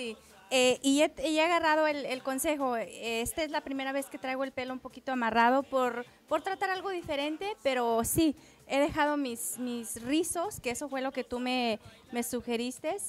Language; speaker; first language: Spanish; native; Spanish